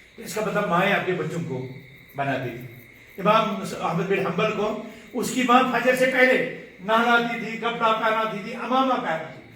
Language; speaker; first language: Urdu; non-native, local second language; Kashmiri